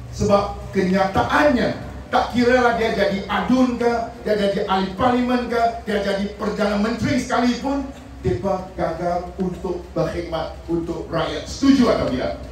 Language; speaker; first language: Malay; non-native, local second language; Min Nan Chinese